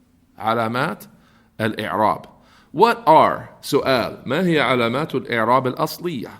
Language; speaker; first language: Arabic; non-native, fluent; English